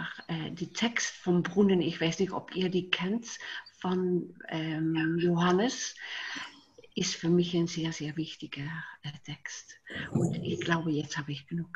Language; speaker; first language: German; non-native, fluent; Dutch